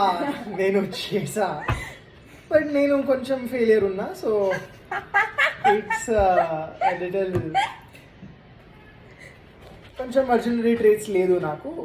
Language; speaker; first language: Telugu; non-native, learner; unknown